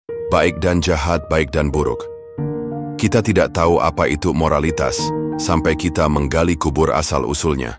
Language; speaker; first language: Indonesian; native; Indonesian